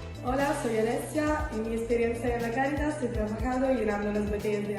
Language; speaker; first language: Spanish; non-native, learner; Italian